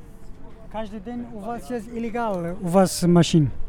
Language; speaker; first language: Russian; non-native, learner; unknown